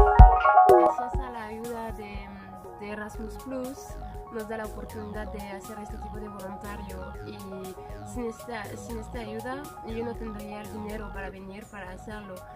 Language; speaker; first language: Spanish; non-native, learner; French